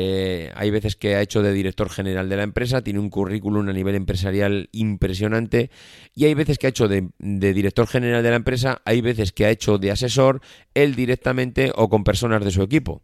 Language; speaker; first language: Spanish; native; Spanish